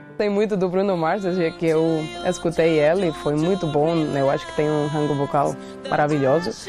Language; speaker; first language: Portuguese; non-native, fluent; Spanish